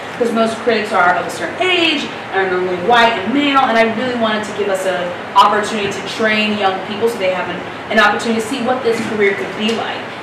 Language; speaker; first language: English; native; English